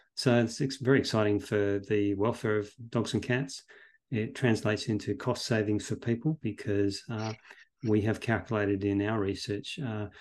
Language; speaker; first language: English; native; English